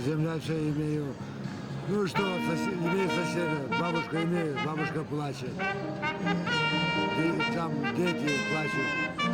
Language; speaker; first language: Russian; non-native, local second language; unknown